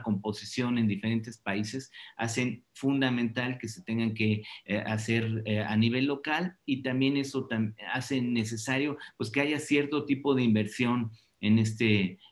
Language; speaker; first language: Spanish; native; Spanish